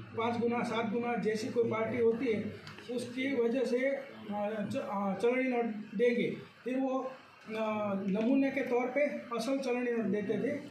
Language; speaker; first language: Hindi; non-native, local second language; Gujarati